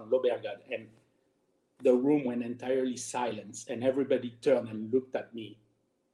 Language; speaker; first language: English; non-native, fluent; French